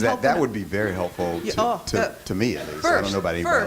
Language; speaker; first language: English; native; English